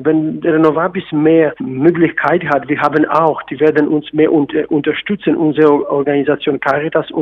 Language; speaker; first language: German; non-native, fluent; Polish